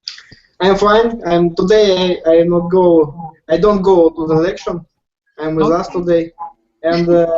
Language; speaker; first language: English; non-native, learner; Russian